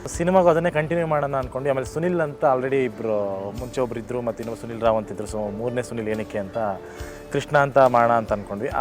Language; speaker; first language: Kannada; native; Kannada